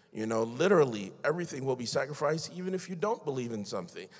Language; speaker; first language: English; native; English